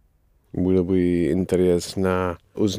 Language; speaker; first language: Russian; non-native, learner; English